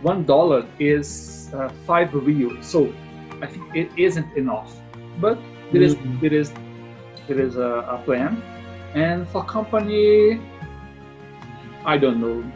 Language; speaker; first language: English; non-native, learner; Portuguese